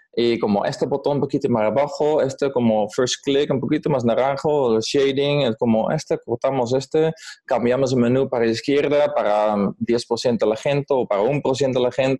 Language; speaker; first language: Spanish; non-native, fluent; Dutch